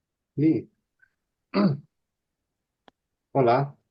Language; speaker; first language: Spanish; native; Spanish